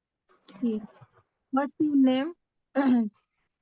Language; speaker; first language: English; non-native, learner; Bangla